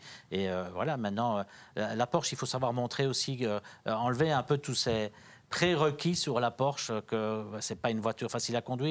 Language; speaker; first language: French; native; French